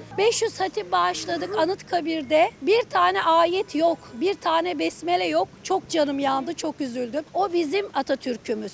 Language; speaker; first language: Turkish; native; Turkish